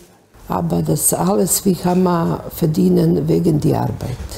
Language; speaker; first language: German; non-native, learner; Bosnian